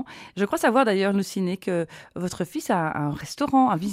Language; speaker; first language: French; native; French